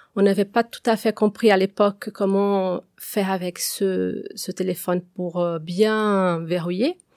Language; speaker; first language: French; non-native, fluent; Portuguese